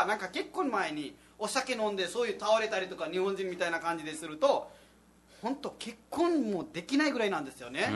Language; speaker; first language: Japanese; non-native, fluent; Nepali